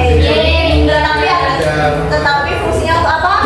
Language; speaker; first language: Indonesian; native; Indonesian